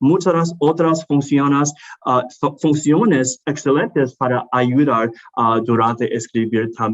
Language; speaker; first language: Spanish; non-native, learner; English